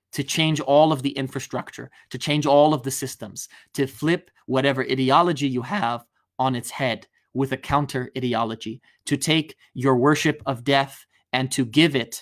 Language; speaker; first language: English; native; English